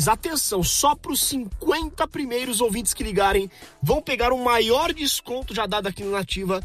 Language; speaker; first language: Portuguese; native; Portuguese